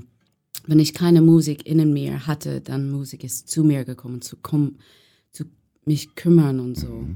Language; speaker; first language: German; non-native, learner; English